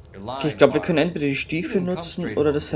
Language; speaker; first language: German; native; German